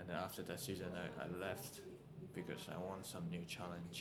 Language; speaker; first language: English; non-native, local second language; Cantonese